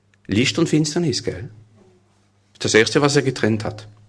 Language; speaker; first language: German; non-native, fluent; French